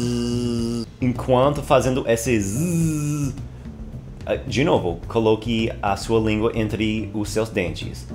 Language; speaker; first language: Portuguese; non-native, fluent; English